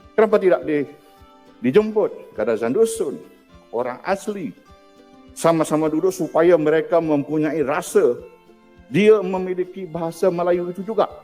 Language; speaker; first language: Malay; non-native, local second language; Iban